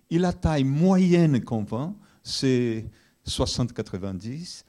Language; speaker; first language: French; non-native, fluent; Portuguese